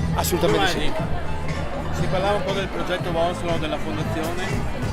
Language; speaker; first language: Italian; native; Italian